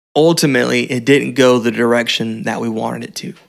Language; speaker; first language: English; native; English